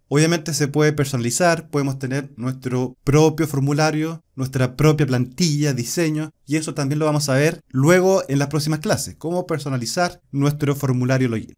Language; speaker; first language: Spanish; native; Spanish